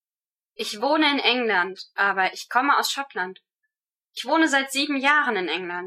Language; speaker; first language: German; non-native, learner; English